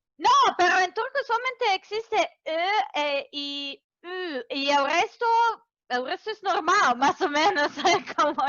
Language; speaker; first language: Spanish; non-native, fluent; Serbian